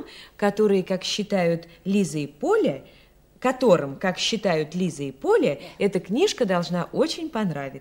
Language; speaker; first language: Russian; native; Russian